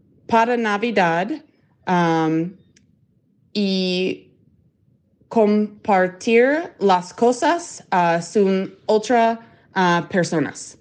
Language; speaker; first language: Spanish; non-native, learner; English